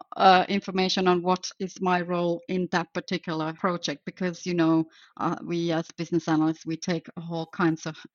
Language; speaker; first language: English; non-native, fluent; Finnish